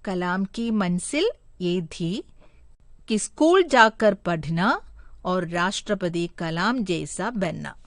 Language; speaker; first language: Hindi; non-native, local second language; Malayalam